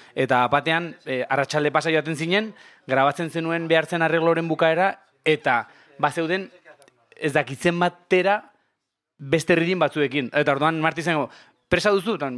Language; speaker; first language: Basque; non-native, local second language; Spanish